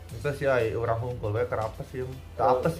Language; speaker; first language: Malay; non-native, local second language; Sundanese